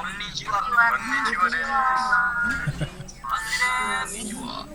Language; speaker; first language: Japanese; non-native, learner; Indonesian